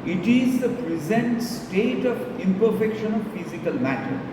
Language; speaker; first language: English; non-native, local second language; Bangla